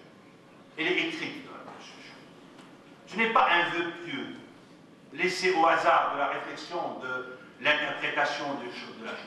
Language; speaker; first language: French; non-native, local second language; Arabic